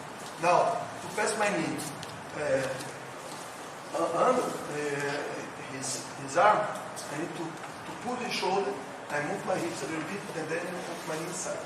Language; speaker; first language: English; non-native, learner; Portuguese